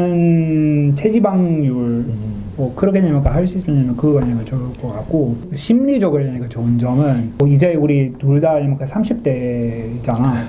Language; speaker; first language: Korean; non-native, learner; English